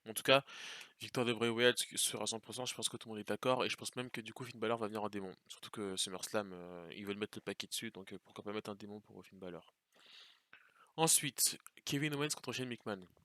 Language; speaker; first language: French; native; French